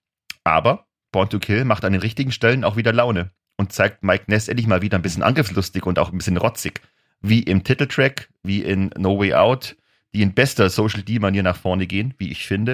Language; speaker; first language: German; native; German